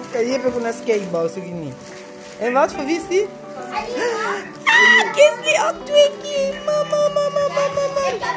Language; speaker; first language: Dutch; early bilingual, other home language; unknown